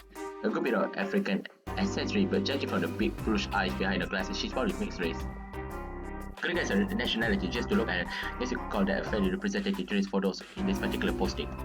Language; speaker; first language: English; non-native, local second language; Malay